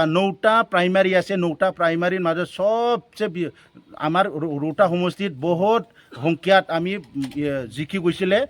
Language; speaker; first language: Assamese; non-native, local second language; Bodo